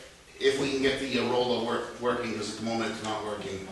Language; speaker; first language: English; native; English